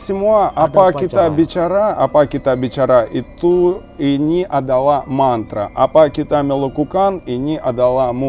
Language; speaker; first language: Indonesian; non-native, learner; Russian